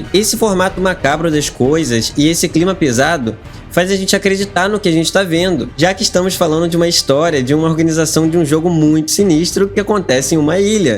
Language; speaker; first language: Portuguese; native; Portuguese